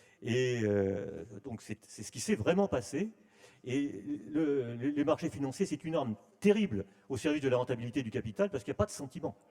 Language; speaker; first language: French; native; French